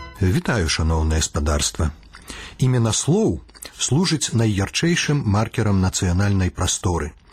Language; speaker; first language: Belarusian; native; Belarusian